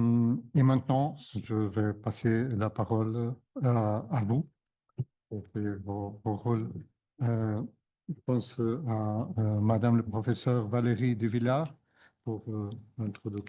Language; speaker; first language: French; non-native, fluent; Portuguese